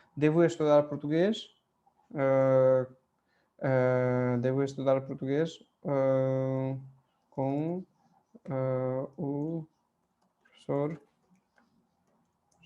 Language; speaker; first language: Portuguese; non-native, fluent; Hindi